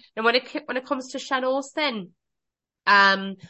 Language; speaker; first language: English; native; English